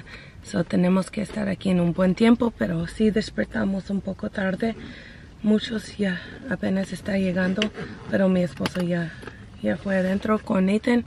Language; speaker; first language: Spanish; non-native, learner; English